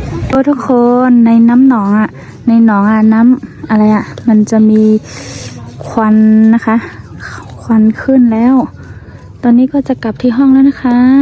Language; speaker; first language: Thai; non-native, fluent; Khün